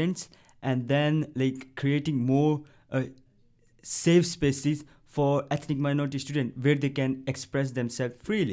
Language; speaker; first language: English; non-native, local second language; Punjabi